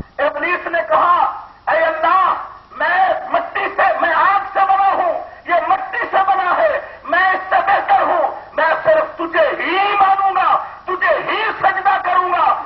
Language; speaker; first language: Urdu; non-native, local second language; Sindhi